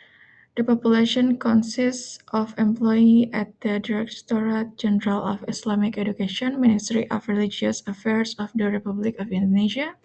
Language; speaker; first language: English; non-native, learner; Indonesian